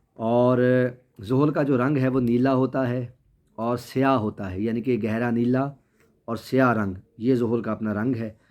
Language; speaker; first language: Urdu; native; Urdu